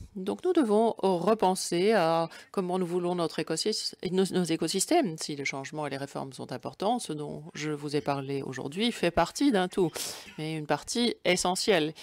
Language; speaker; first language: French; non-native, fluent; German